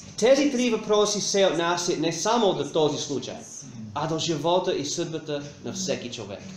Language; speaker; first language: Bulgarian; non-native, fluent; English